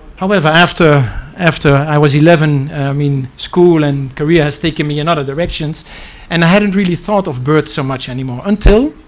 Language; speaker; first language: English; non-native, fluent; Dutch